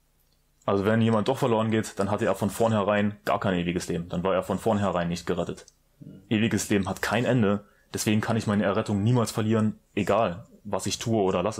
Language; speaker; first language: German; native; German